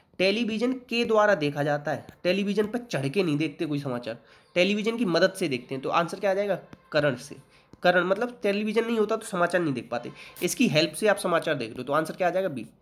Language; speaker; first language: Hindi; native; Hindi